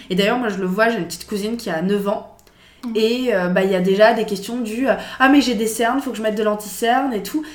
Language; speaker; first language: French; native; French